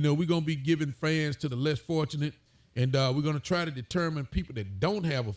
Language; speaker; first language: English; native; English